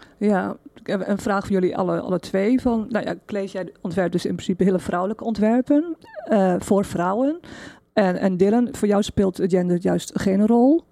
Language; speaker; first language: Dutch; native; Dutch